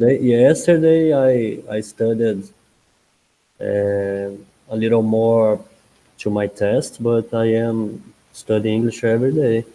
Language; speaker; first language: English; non-native, learner; Portuguese